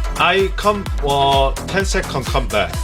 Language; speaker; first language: English; non-native, learner; Korean